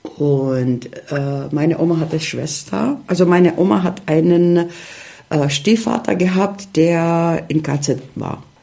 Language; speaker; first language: German; non-native, fluent; Czech